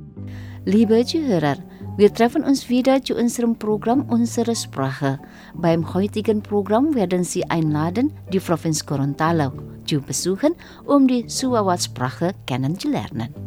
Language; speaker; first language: German; non-native, fluent; Indonesian